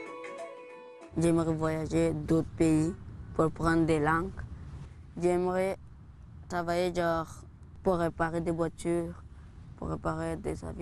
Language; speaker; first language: French; non-native, learner; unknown